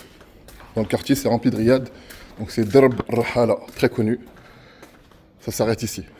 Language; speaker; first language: French; non-native, local second language; Arabic